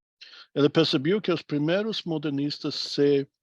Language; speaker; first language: Portuguese; non-native, fluent; English